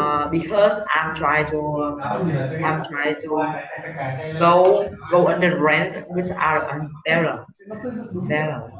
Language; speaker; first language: English; non-native, learner; Vietnamese